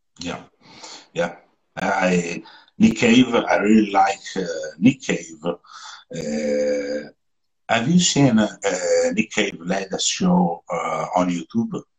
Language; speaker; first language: English; non-native, learner; Italian